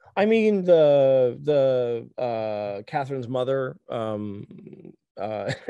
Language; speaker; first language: English; native; English